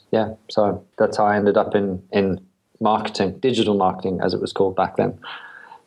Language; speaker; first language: English; native; English